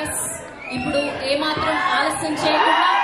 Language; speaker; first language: Telugu; native; Telugu